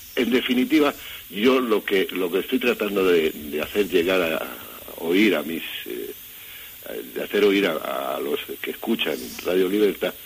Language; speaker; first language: Spanish; native; Spanish